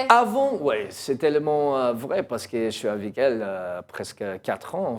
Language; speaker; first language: French; non-native, learner; English